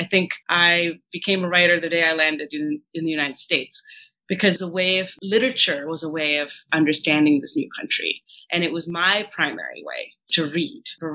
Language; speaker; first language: English; early bilingual, other home language; Telugu